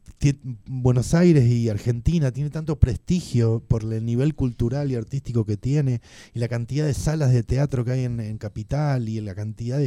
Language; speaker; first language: Spanish; native; Spanish